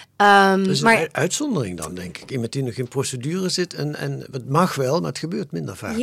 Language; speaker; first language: Dutch; native; Dutch